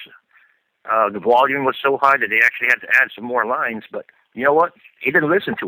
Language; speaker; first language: English; non-native, local second language; Filipino